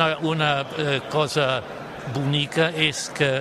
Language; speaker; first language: Catalan; non-native, fluent; German